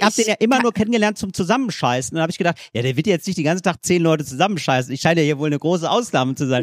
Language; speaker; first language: German; native; German